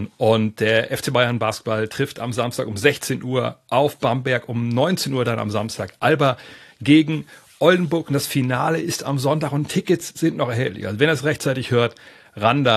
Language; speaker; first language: German; native; German